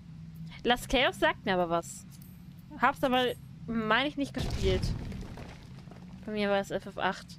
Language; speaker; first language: German; native; German